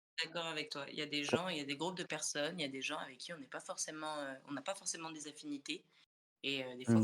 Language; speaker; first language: French; non-native, local second language; Comorian